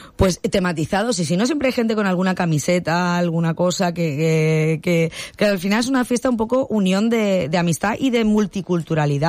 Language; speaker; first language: Spanish; native; Spanish